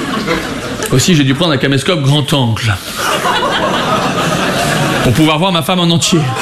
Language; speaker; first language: French; native; French